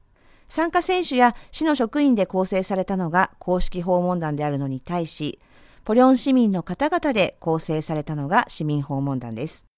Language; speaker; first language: Japanese; native; Japanese